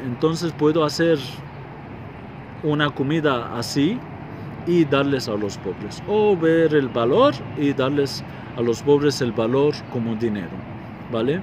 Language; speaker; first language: Spanish; non-native, fluent; Arabic